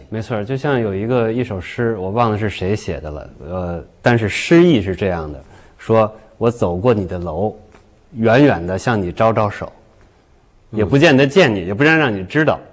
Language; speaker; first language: Chinese; native; Chinese